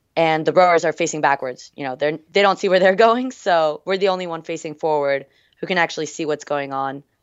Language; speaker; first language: English; early bilingual, other home language; French